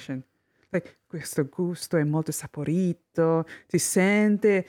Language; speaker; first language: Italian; non-native, learner; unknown